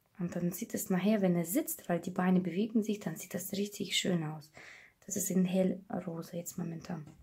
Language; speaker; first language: German; non-native, fluent; Russian